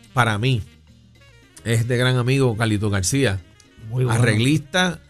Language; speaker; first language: Spanish; native; Spanish